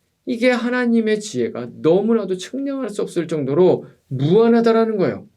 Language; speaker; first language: Korean; native; Korean